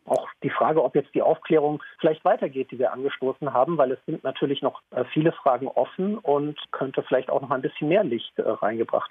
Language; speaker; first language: German; native; German